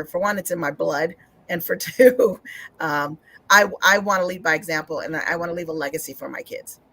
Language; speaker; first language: English; native; English